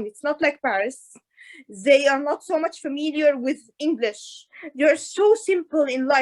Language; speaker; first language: English; non-native, fluent; Arabic